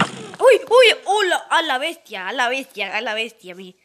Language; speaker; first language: Spanish; native; Spanish